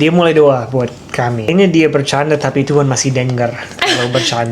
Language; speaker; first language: Indonesian; non-native, fluent; English